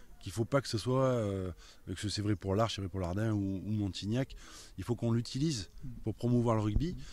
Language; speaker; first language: French; native; French